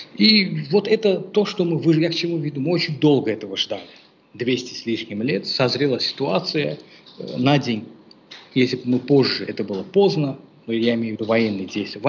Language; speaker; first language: Russian; non-native, local second language; Azerbaijani